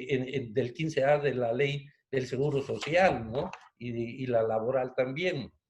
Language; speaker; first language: Spanish; native; Spanish